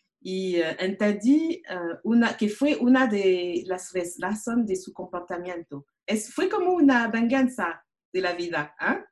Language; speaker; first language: Spanish; non-native, learner; French